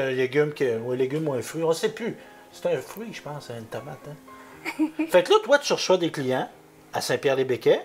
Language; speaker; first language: French; native; French